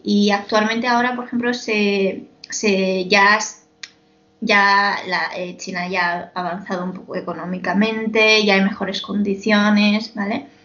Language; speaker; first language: Spanish; non-native, fluent; Chinese